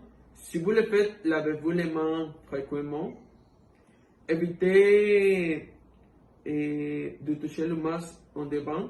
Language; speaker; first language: French; non-native, fluent; Spanish